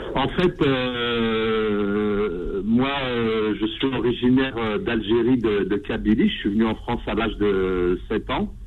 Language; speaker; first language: French; early bilingual, other home language; Kabyle